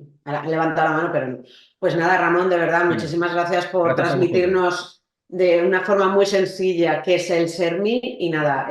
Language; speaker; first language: Spanish; native; Spanish